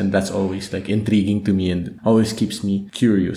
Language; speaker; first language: English; non-native, local second language; Filipino